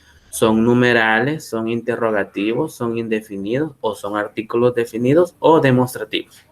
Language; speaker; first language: Spanish; native; Spanish